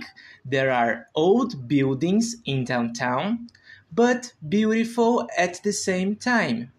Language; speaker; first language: English; non-native, learner; Portuguese